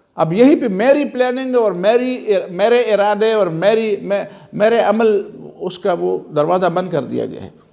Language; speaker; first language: Urdu; non-native, local second language; Pashto